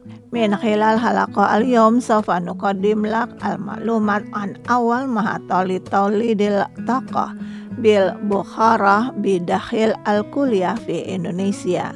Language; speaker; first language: Arabic; non-native, learner; Indonesian